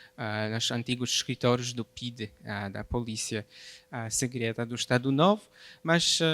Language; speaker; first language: Portuguese; non-native, fluent; Polish